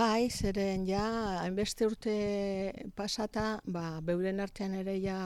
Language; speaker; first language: Basque; native; Basque